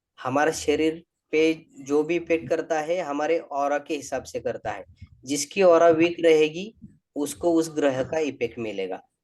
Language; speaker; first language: Hindi; non-native, local second language; Marathi